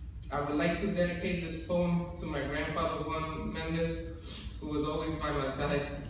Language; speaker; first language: English; early bilingual, other home language; Spanish